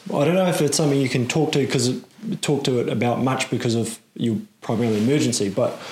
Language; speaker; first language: English; native; English